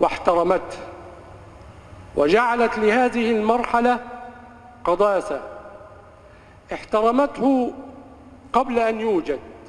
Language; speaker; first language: Arabic; native; Arabic